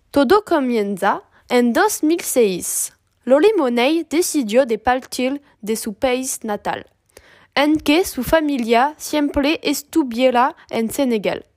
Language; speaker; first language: Spanish; non-native, learner; French